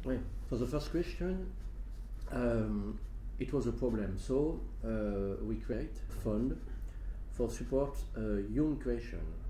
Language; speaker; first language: English; non-native, learner; French